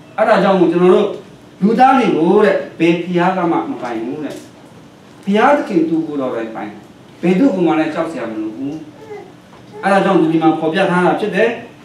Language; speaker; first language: Burmese; non-native, local second language; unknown